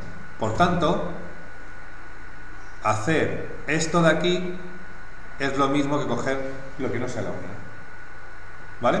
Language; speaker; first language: Spanish; native; Spanish